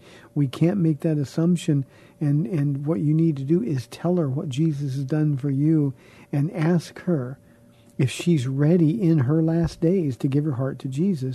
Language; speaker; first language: English; native; English